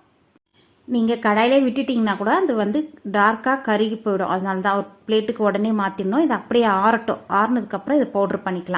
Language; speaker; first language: Tamil; native; Tamil